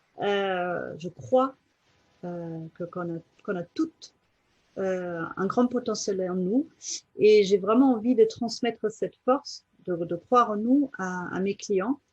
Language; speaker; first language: French; non-native, fluent; German